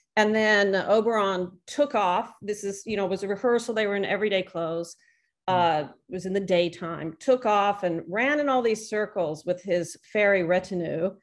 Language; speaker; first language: English; native; English